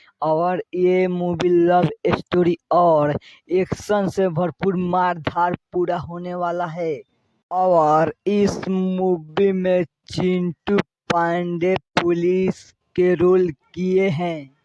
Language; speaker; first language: Hindi; non-native, local second language; Bhojpuri